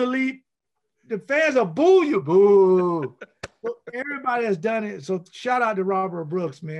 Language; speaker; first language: English; native; English